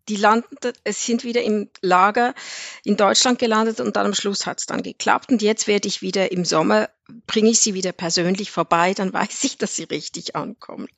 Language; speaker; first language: German; native; German